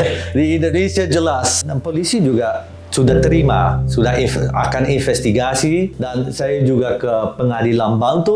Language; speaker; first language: Indonesian; non-native, fluent; Dutch